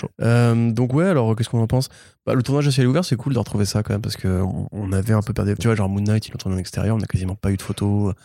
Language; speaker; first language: French; native; French